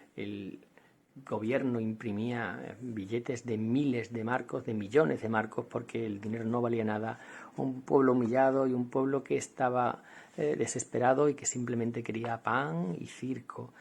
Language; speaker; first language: Spanish; native; Spanish